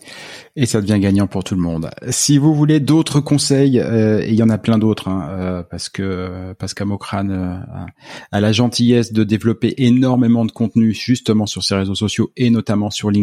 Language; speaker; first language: French; native; French